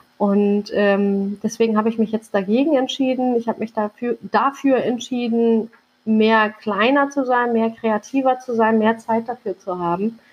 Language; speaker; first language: German; early bilingual, other home language; Turkish